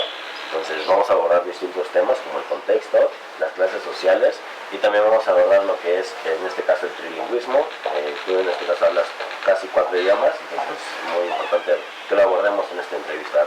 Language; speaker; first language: Spanish; native; Spanish